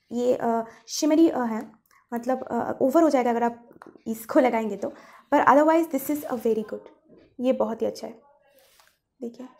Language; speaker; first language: Hindi; non-native, local second language; Bangla